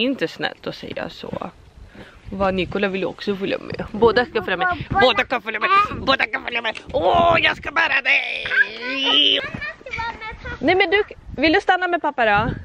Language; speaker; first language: Swedish; native; Swedish